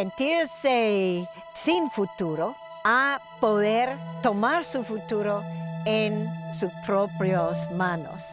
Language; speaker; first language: Spanish; non-native, fluent; English